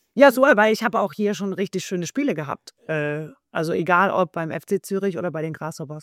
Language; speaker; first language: German; native; German